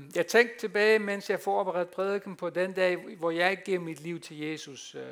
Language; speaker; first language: Danish; non-native, fluent; Dutch